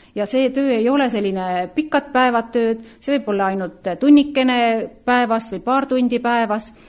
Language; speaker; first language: Estonian; native; Estonian